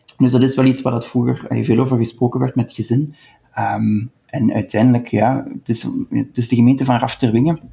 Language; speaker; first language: Dutch; native; Dutch